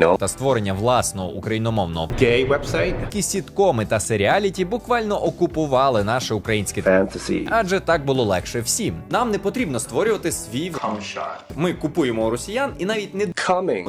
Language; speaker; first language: Ukrainian; native; Ukrainian